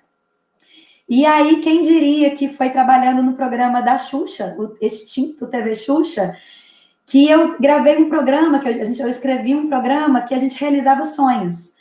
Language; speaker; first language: Portuguese; native; Portuguese